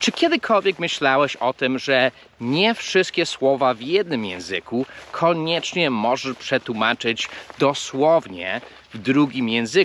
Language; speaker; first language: Polish; early bilingual, heritage; English